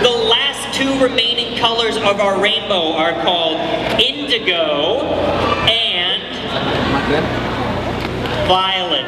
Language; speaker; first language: English; native; English